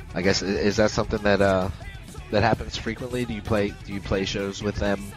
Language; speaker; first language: English; native; English